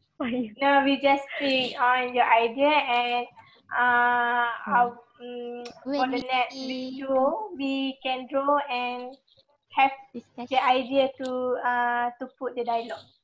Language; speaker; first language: English; non-native, learner; Malay